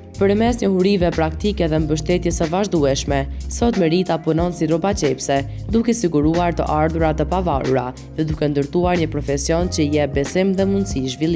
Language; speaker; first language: Albanian; native; Albanian